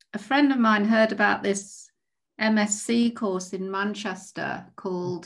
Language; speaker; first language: English; native; English